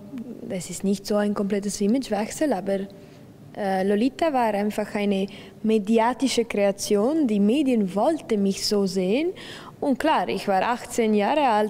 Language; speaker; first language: German; non-native, local second language; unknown